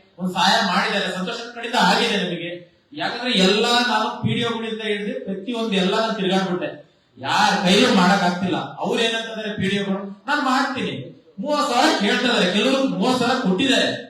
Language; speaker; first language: Kannada; non-native, local second language; Lambadi